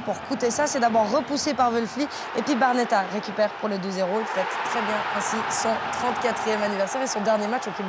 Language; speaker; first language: French; native; French